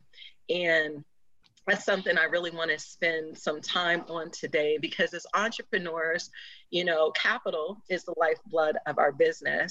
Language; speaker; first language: English; native; English